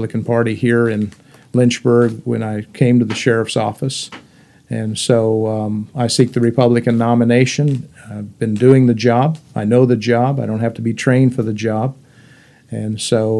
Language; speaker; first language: English; native; English